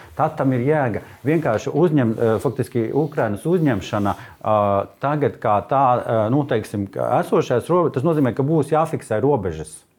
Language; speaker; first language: Latvian; native; Latvian